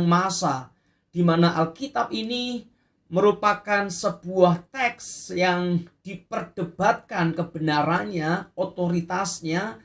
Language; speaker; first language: Indonesian; native; Indonesian